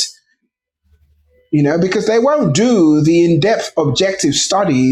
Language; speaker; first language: English; native; English